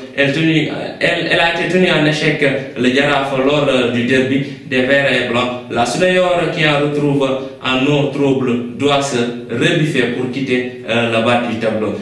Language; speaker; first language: French; non-native, local second language; Wolof